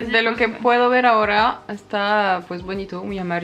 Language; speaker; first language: Spanish; non-native, fluent; French